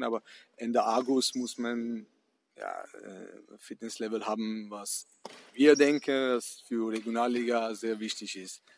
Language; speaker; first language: German; non-native, fluent; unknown